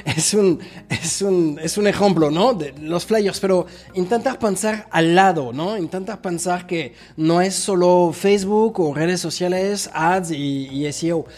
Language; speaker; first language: Spanish; non-native, fluent; French